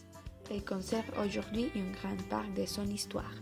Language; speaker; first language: French; non-native, learner; Spanish